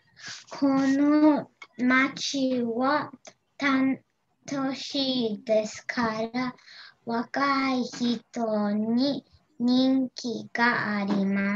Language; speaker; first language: Japanese; non-native, learner; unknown